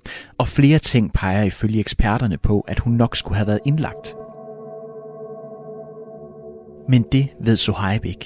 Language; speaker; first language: Danish; native; Danish